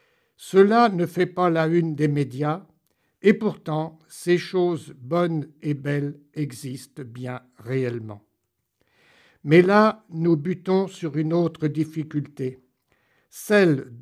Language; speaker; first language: French; native; French